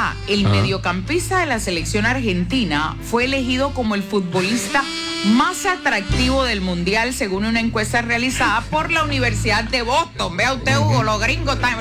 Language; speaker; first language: Spanish; native; Spanish